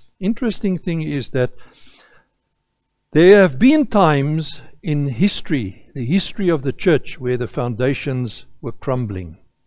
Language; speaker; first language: English; non-native, local second language; Afrikaans